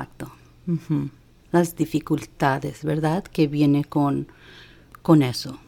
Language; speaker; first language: Spanish; early bilingual, heritage; Spanish